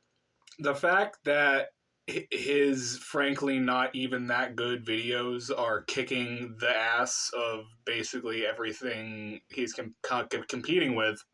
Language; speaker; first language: English; native; English